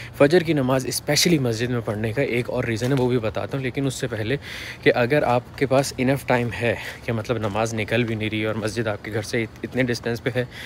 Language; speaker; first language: Hindi; native; Hindi